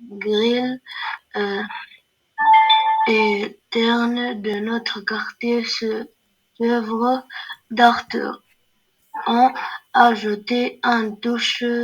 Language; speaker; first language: French; non-native, learner; Arabic